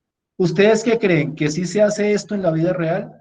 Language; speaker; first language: Spanish; native; Spanish